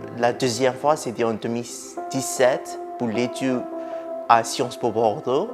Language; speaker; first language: French; non-native, fluent; Burmese